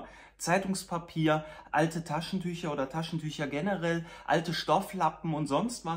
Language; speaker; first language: German; native; German